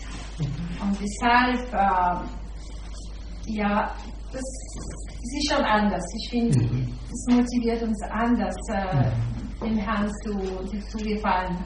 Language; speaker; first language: German; non-native, fluent; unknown